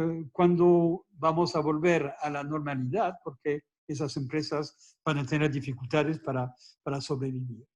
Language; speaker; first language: Spanish; non-native, fluent; French